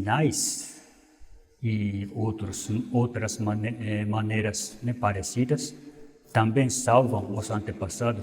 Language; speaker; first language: Portuguese; non-native, fluent; Japanese